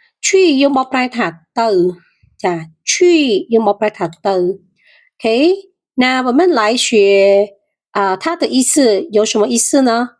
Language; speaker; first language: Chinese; non-native, fluent; Khmer